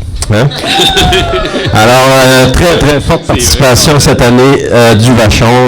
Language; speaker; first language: French; native; French